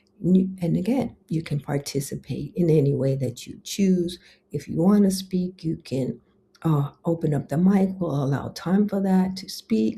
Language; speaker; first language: English; native; English